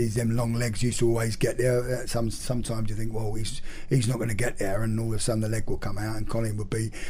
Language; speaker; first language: English; native; English